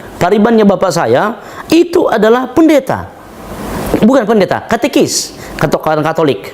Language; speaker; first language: Indonesian; non-native, local second language; Nias